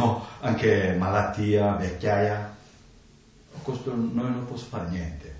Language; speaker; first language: Italian; non-native, learner; Tibetan